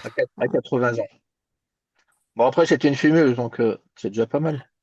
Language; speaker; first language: French; native; French